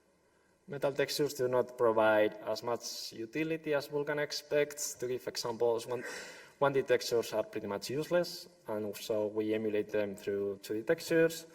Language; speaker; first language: English; non-native, fluent; Spanish